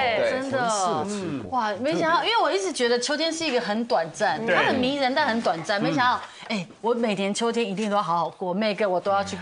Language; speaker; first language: Chinese; native; Chinese